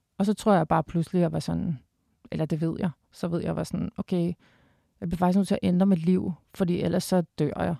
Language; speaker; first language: Danish; native; Danish